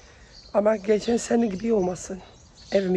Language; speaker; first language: Turkish; early bilingual, heritage; Turkish